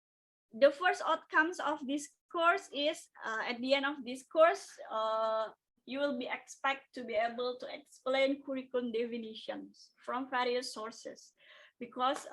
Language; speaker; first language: English; non-native, local second language; Indonesian